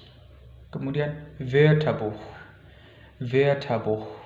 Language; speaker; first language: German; non-native, fluent; Indonesian